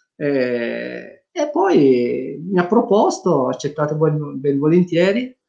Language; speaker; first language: Italian; non-native, fluent; Persian